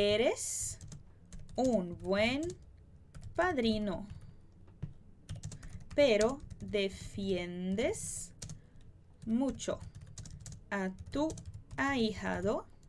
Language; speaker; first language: Spanish; non-native, fluent; Portuguese